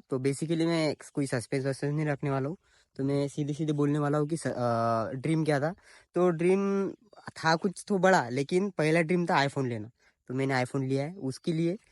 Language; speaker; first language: Hindi; non-native, local second language; Marathi